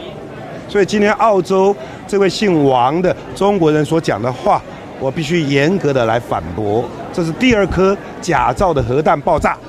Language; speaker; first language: Chinese; native; Chinese